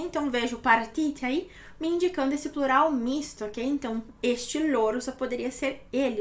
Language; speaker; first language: Portuguese; native; Portuguese